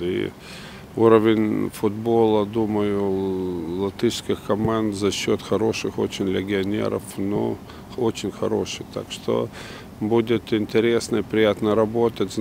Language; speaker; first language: Russian; non-native, fluent; Lithuanian